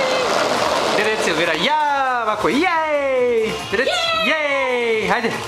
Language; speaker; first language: Swedish; non-native, fluent; Bosnian